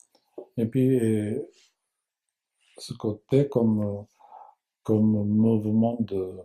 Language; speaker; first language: French; non-native, fluent; Japanese